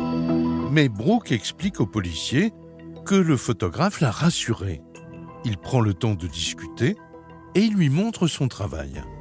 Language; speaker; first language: French; native; French